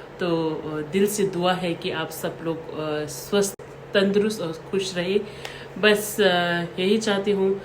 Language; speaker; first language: Hindi; non-native, local second language; Tibetan